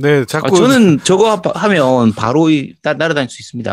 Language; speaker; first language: Korean; native; Korean